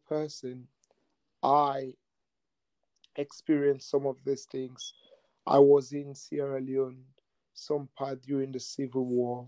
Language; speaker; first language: English; non-native, local second language; Mandingo